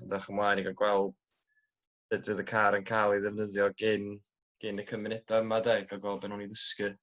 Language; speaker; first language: Welsh; native; Welsh